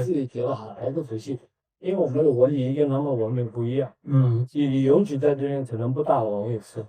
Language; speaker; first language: Chinese; native; Chinese